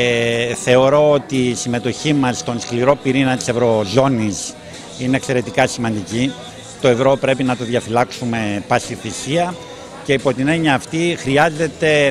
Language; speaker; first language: Greek; native; Greek